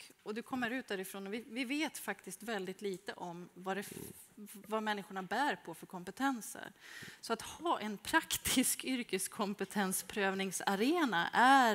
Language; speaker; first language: Swedish; native; Swedish